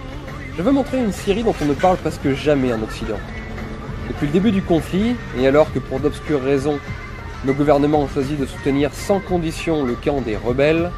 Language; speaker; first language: French; native; French